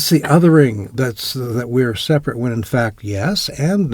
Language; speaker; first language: English; native; English